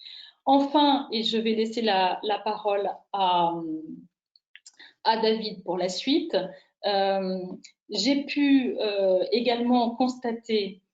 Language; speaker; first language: French; native; French